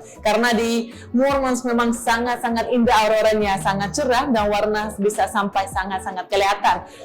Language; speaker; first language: Indonesian; non-native, fluent; Russian